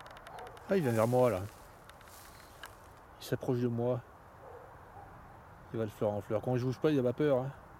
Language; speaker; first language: French; native; French